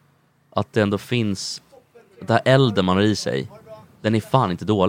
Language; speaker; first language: Swedish; native; Swedish